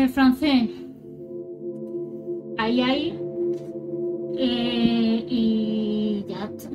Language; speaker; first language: Spanish; early bilingual, other home language; Russian